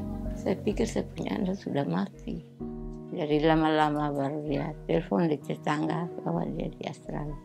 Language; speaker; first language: Indonesian; non-native, local second language; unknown